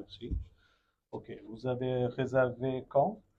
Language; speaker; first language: French; non-native, fluent; Bangla